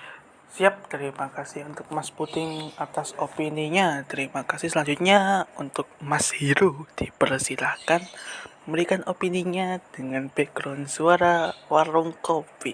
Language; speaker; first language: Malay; non-native, local second language; Javanese